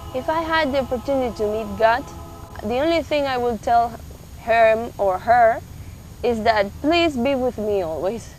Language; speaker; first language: English; non-native, fluent; Spanish